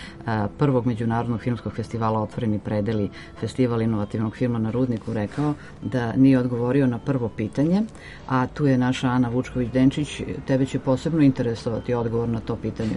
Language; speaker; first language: Serbian; native; Serbian